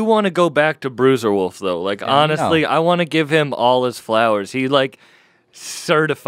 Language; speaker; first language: English; native; English